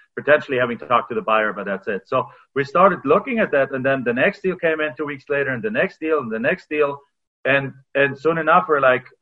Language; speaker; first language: English; non-native, fluent; German